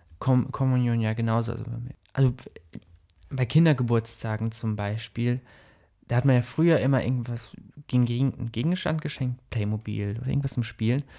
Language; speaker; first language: German; native; German